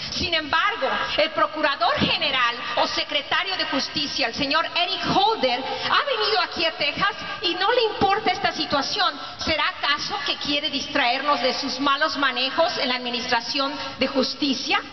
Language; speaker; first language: Spanish; native; Spanish